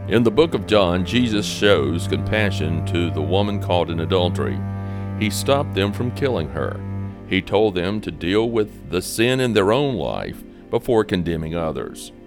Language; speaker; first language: English; native; English